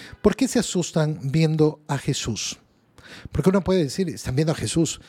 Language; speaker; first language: Spanish; native; Spanish